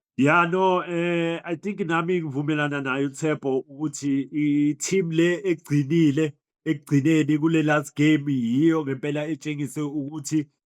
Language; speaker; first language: Zulu; native; Zulu